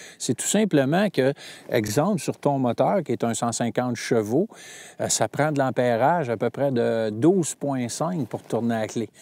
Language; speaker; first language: French; native; French